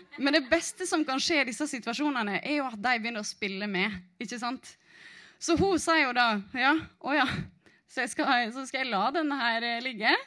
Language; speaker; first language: Norwegian; native; Norwegian